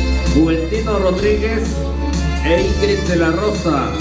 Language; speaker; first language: Spanish; native; Spanish